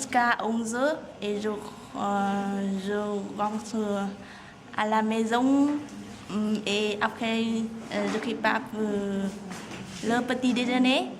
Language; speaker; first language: French; non-native, learner; Vietnamese